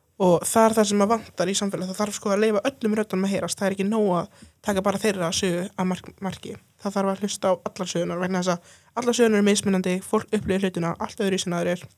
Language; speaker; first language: Icelandic; native; Icelandic